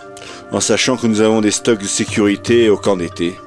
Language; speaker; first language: French; native; French